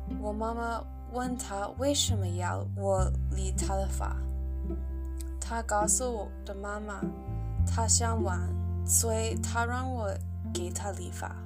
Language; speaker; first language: Chinese; non-native, learner; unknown